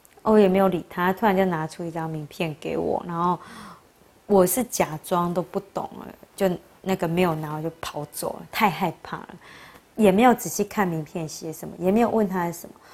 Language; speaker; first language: Chinese; native; Chinese